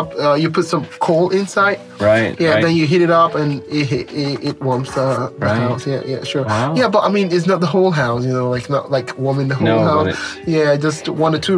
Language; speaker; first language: English; non-native, local second language; Yoruba